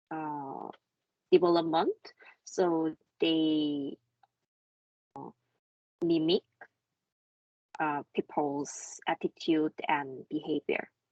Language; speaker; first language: English; non-native, learner; Korean